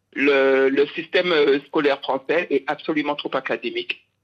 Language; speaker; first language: French; native; French